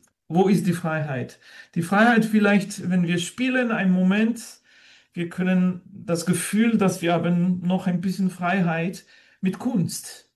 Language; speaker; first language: German; non-native, fluent; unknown